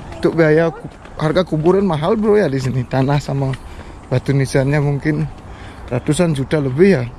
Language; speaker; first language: Indonesian; native; Indonesian